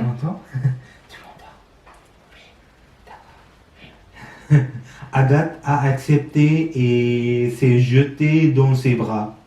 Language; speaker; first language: French; non-native, learner; Sinhala